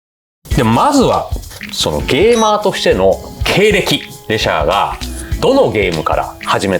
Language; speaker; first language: Japanese; native; Japanese